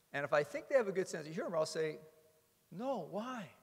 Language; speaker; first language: English; native; English